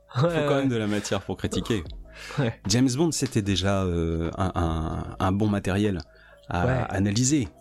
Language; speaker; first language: French; native; French